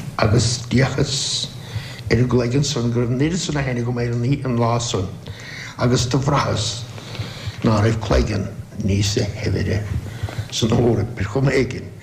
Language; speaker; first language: Irish; native; Irish